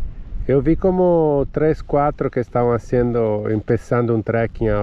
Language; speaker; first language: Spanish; non-native, learner; Italian